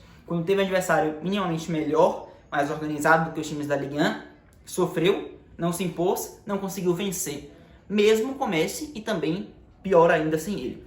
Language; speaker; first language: Portuguese; native; Portuguese